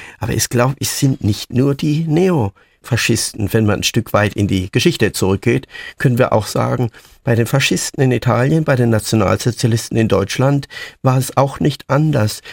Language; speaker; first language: German; native; German